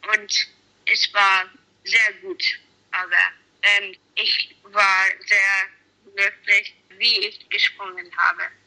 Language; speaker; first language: German; non-native, learner; English